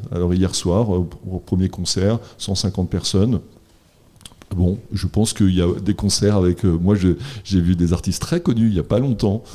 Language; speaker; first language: French; native; French